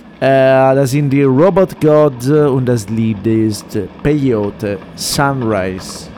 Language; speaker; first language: German; non-native, fluent; Italian